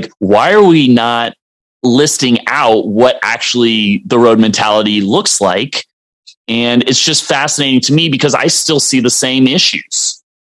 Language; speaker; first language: English; native; English